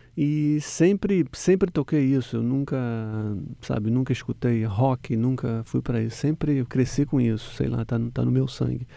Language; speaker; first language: Portuguese; native; Portuguese